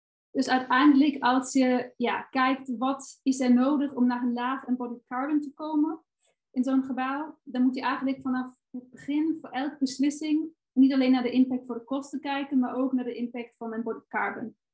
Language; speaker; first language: Dutch; non-native, fluent; German